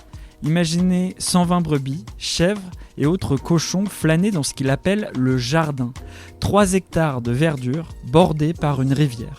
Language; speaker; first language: French; native; French